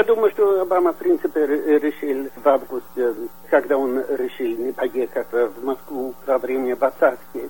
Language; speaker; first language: Russian; non-native, fluent; Swedish